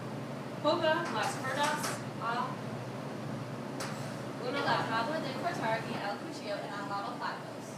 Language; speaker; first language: Spanish; non-native, learner; English